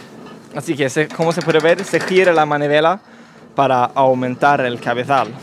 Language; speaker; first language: Spanish; non-native, learner; Swedish